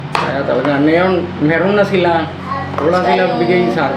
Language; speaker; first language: Filipino; non-native, learner; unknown